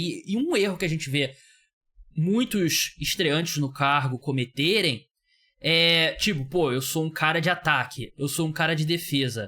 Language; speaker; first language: Portuguese; native; Portuguese